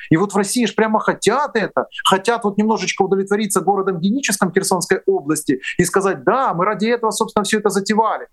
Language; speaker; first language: Russian; non-native, local second language; Ukrainian